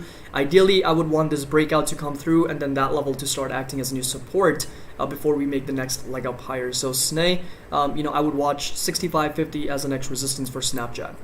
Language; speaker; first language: English; native; English